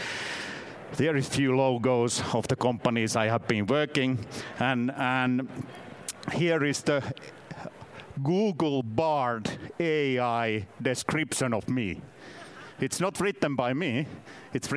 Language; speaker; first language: English; non-native, fluent; Finnish